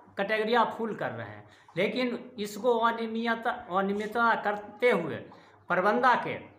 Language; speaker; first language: Hindi; native; Hindi